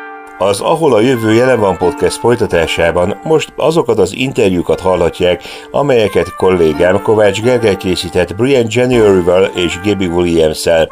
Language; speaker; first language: Hungarian; native; Hungarian